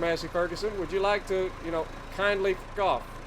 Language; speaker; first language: English; native; English